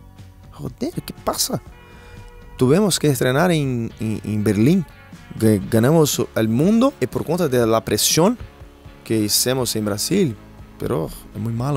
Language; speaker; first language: Spanish; non-native, fluent; Portuguese